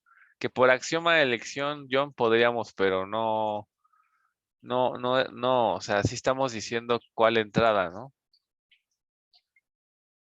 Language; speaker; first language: Spanish; native; Spanish